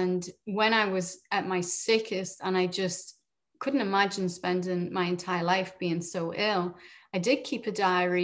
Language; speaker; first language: English; native; English